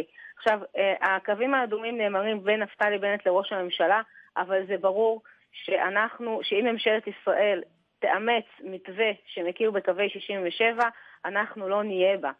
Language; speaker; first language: Hebrew; native; Hebrew